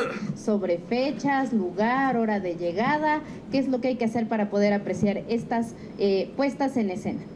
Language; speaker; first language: Spanish; native; Spanish